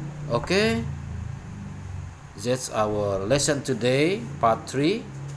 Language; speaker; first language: English; non-native, fluent; Indonesian